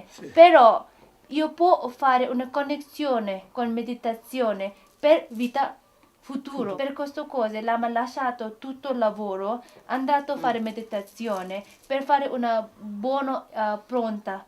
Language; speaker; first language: Italian; non-native, learner; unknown